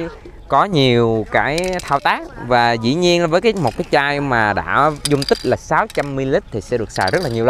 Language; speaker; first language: Vietnamese; native; Vietnamese